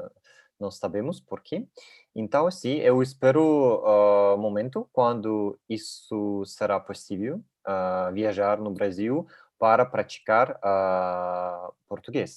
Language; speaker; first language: Portuguese; non-native, learner; Russian